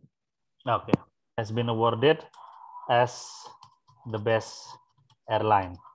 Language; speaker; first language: English; non-native, fluent; Indonesian